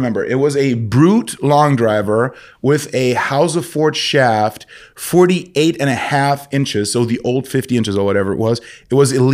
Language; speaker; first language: English; non-native, fluent; German